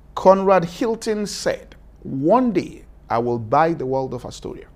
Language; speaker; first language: English; non-native, local second language; Yoruba